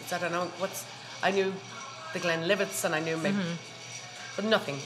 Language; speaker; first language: English; native; English